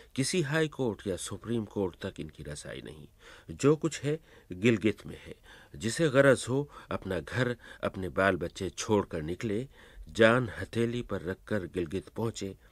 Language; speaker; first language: Urdu; native; Urdu